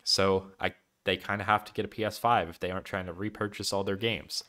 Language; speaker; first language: English; native; English